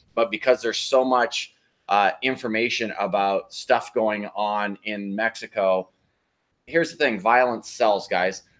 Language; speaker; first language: English; native; English